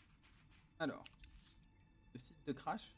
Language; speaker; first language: French; native; French